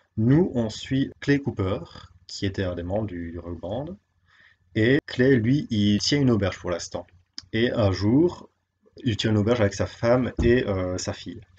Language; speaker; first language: French; native; French